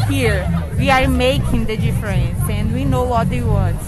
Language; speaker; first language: English; non-native, fluent; Portuguese